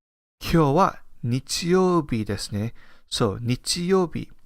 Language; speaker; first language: Japanese; non-native, fluent; English